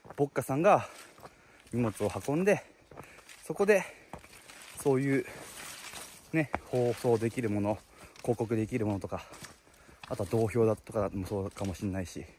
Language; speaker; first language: Japanese; native; Japanese